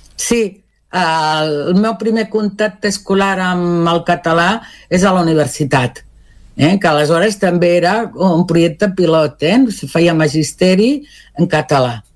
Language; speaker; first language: Catalan; non-native, local second language; Spanish